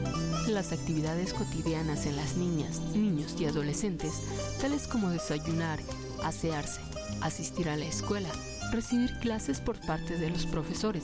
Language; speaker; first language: Spanish; native; Spanish